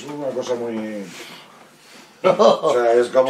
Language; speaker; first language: Spanish; native; Spanish